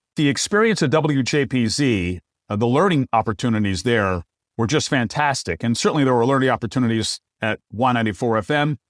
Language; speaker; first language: English; native; English